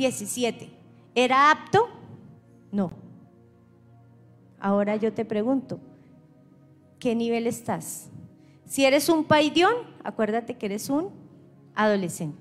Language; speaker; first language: Spanish; native; Spanish